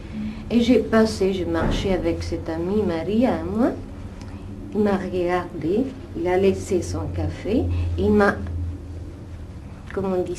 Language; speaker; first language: French; non-native, fluent; Italian